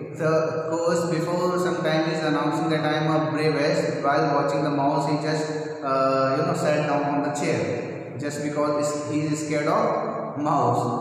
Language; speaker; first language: English; non-native, local second language; Hindi